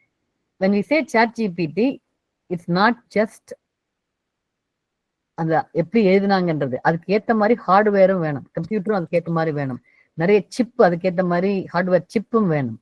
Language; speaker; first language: Tamil; native; Tamil